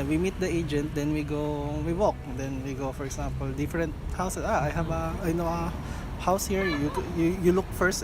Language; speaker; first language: English; non-native, learner; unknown